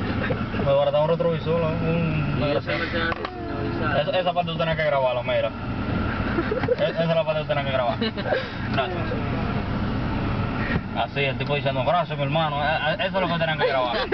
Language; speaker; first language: Spanish; native; Spanish